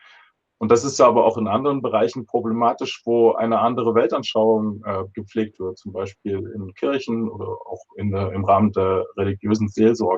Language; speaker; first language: German; native; German